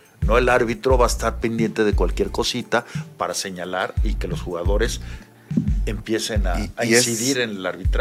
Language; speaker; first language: Spanish; native; Spanish